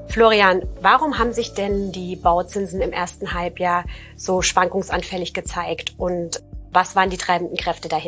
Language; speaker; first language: German; native; German